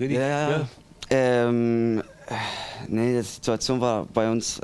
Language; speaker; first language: German; non-native, learner; Persian